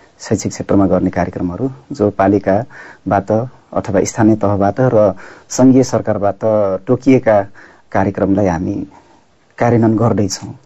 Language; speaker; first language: Nepali; non-native, local second language; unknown